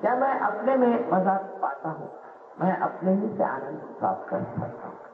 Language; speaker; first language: Hindi; non-native, local second language; Marathi